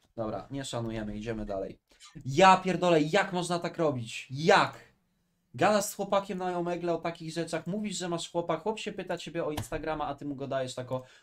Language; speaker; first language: Polish; native; Polish